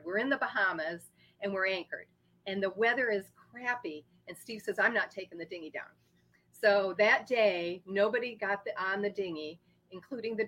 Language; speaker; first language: English; native; English